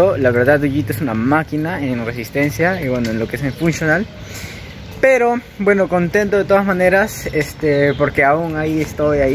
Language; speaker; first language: Spanish; native; Spanish